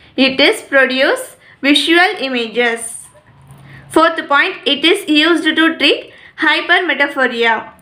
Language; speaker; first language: English; non-native, local second language; Tamil